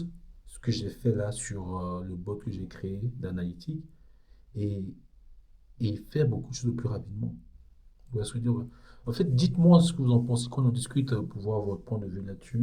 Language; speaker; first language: French; native; French